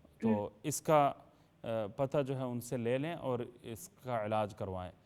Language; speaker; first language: Urdu; native; Urdu